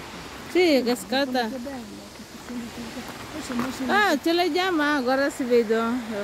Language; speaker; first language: Italian; non-native, learner; Filipino